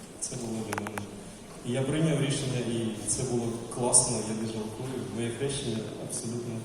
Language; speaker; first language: Ukrainian; non-native, local second language; Russian